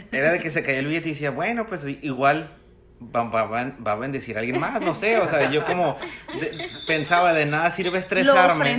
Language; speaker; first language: Spanish; native; Spanish